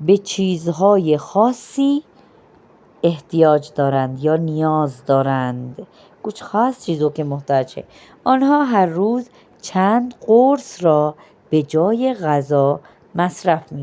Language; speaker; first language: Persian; non-native, fluent; Urdu